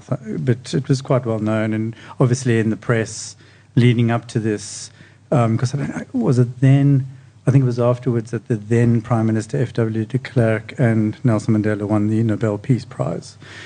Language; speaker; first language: English; native; English